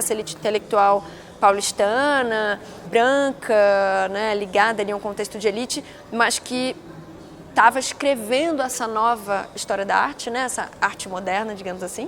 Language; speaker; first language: Portuguese; native; Portuguese